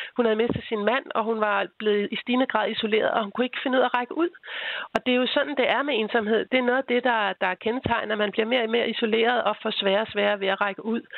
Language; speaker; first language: Danish; native; Danish